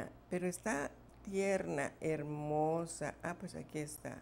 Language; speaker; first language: Spanish; native; Spanish